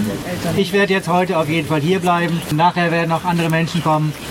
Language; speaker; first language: German; native; German